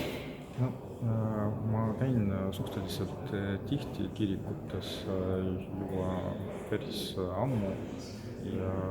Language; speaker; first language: Estonian; non-native, local second language; Russian